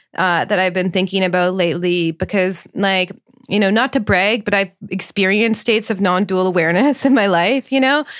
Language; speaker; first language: English; native; English